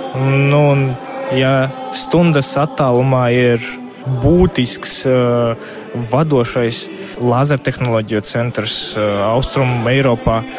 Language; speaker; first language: Latvian; non-native, local second language; Russian